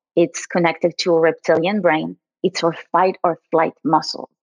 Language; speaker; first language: English; early bilingual, other home language; French